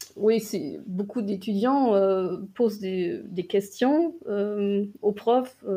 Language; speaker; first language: French; non-native, fluent; German